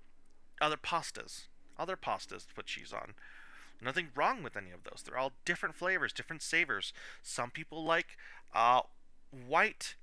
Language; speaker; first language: English; native; English